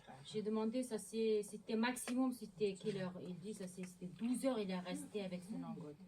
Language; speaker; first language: French; non-native, learner; Mongolian